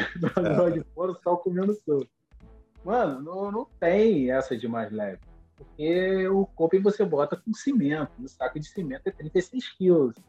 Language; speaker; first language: Portuguese; native; Portuguese